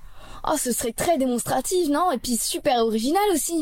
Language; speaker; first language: French; native; French